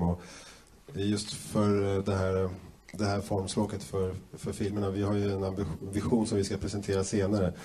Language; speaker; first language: Swedish; native; Swedish